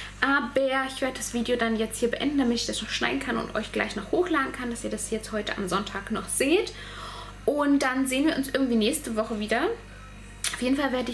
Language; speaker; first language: German; native; German